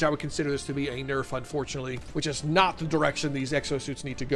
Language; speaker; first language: English; native; English